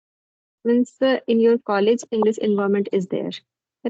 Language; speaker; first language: English; non-native, learner; Hindi